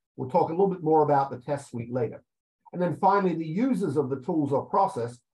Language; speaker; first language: English; native; English